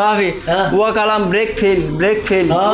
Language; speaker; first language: Arabic; non-native, learner; Bangla